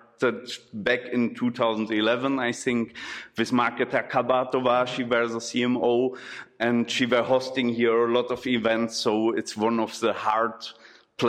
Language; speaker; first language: English; non-native, fluent; German